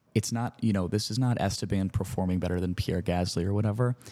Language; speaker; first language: English; native; English